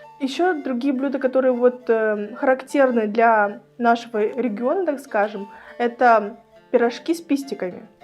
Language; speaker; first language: Russian; native; Russian